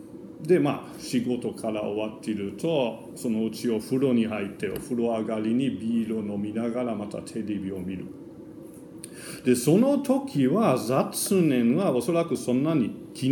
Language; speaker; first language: Japanese; non-native, fluent; German